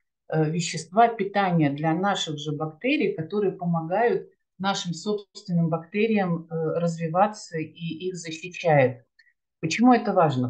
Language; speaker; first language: Russian; native; Russian